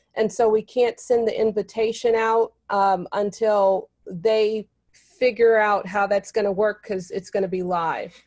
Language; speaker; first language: English; native; English